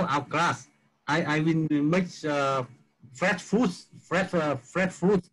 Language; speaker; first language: English; non-native, learner; Vietnamese